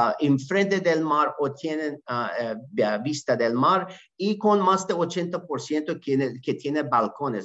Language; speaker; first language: Spanish; non-native, learner; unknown